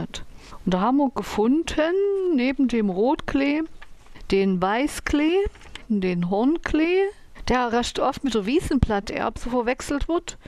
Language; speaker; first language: German; native; German